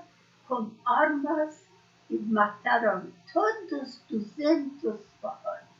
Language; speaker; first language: Portuguese; non-native, learner; Persian